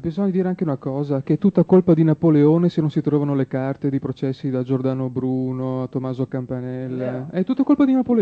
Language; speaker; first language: Italian; native; Italian